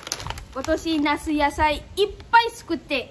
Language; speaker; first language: Japanese; non-native, local second language; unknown